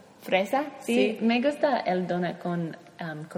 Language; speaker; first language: Spanish; non-native, learner; English